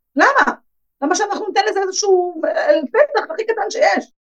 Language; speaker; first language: Hebrew; native; Hebrew